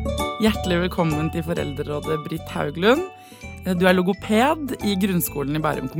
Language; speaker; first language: Norwegian; native; Norwegian